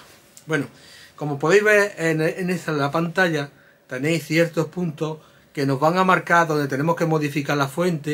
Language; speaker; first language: Spanish; native; Spanish